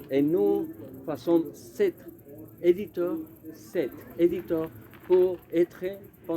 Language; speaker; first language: French; non-native, learner; Spanish